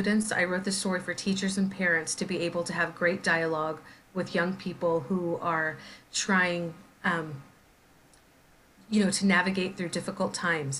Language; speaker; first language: English; native; English